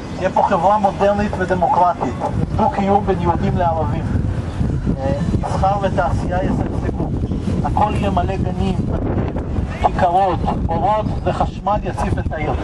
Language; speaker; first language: Hebrew; early bilingual, other home language; Russian